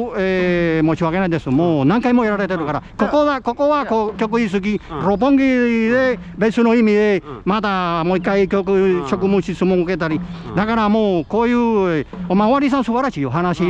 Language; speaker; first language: Japanese; non-native, fluent; Spanish